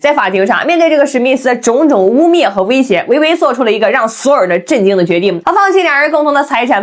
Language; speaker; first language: Chinese; native; Chinese